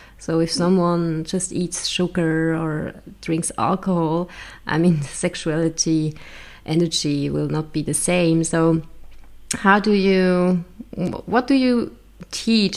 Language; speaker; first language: English; non-native, fluent; German